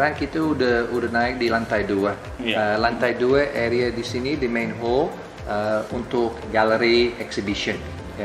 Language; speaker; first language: Indonesian; non-native, learner; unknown